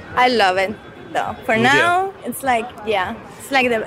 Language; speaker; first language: English; non-native, fluent; Spanish